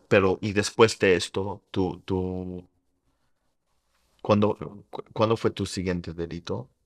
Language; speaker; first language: Spanish; early bilingual, heritage; Spanish